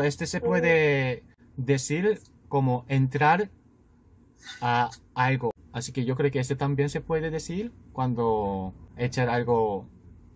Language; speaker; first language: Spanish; non-native, learner; Korean